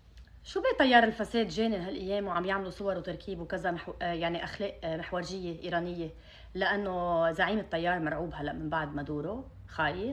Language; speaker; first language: Arabic; native; Arabic